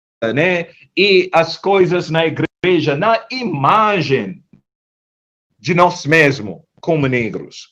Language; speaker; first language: Portuguese; non-native, fluent; English